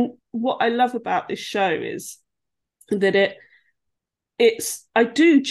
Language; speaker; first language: English; native; English